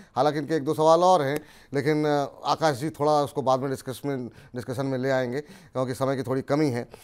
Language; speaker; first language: Hindi; native; Hindi